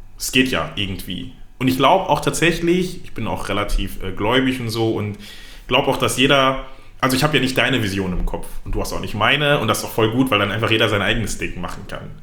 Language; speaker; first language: German; early bilingual, other home language; Lingala